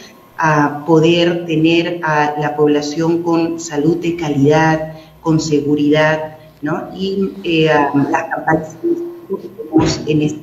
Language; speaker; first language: Spanish; native; Spanish